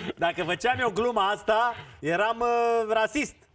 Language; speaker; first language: Romanian; native; Romanian